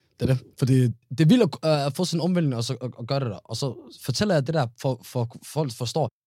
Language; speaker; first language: Danish; native; Danish